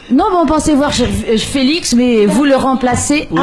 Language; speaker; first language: French; native; French